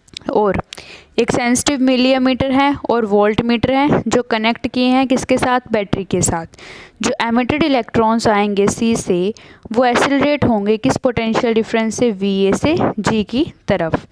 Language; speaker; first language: Hindi; native; Hindi